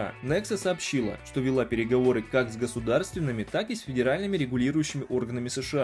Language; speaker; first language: Russian; native; Russian